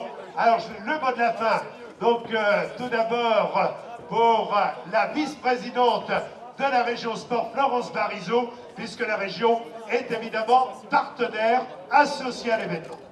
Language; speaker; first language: French; native; French